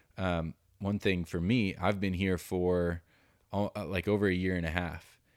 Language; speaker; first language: English; native; English